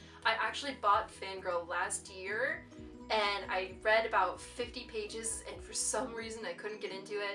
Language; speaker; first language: English; native; English